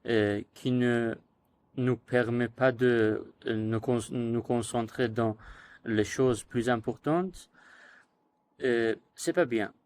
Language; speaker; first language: French; non-native, learner; Persian